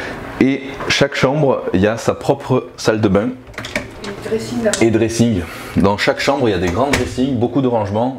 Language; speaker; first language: French; native; French